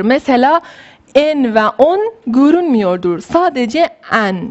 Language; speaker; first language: Turkish; non-native, fluent; Persian